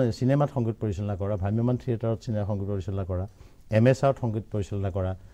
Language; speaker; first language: Assamese; native; Assamese